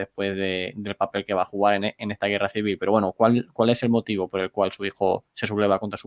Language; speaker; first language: Spanish; native; Spanish